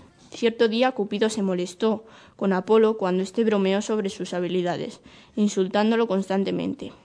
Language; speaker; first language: Spanish; native; Spanish